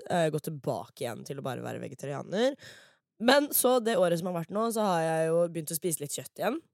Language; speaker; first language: Norwegian; early bilingual, other home language; English